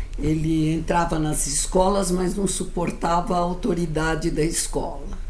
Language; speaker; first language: Portuguese; early bilingual, other home language; Yiddish